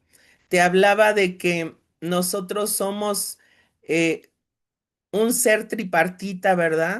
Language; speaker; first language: Spanish; native; Spanish